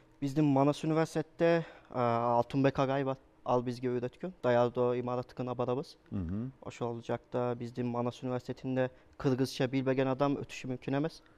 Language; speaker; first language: Kyrgyz; non-native, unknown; Turkish